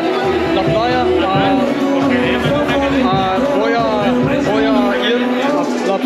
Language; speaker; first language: Spanish; non-native, learner; English